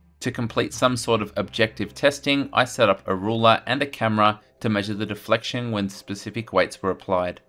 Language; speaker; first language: English; native; English